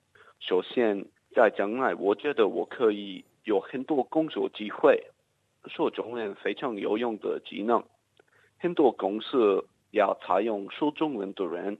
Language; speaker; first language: Chinese; non-native, learner; English